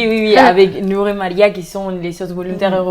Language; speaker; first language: French; non-native, fluent; Spanish